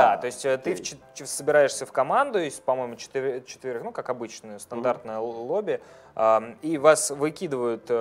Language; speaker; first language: Russian; native; Russian